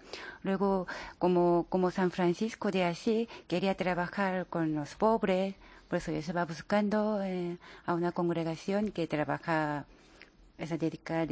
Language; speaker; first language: Spanish; non-native, learner; Korean